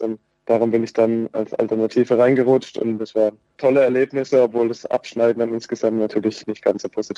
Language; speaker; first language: German; native; German